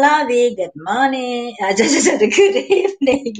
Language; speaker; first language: English; non-native, learner; Japanese